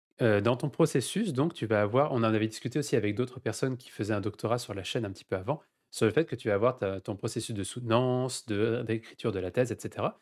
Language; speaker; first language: French; native; French